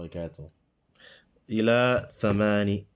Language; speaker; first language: Arabic; non-native, fluent; English